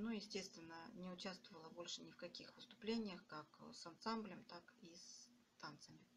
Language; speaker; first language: Russian; native; Russian